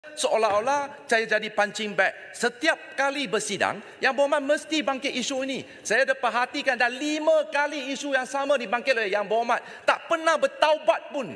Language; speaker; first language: Malay; non-native, local second language; Chinese